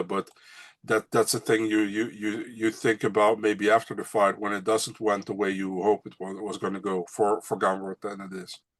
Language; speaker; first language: English; non-native, fluent; Dutch